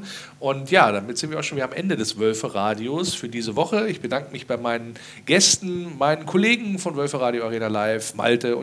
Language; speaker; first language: German; native; German